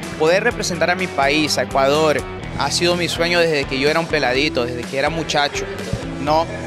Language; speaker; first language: Spanish; native; Spanish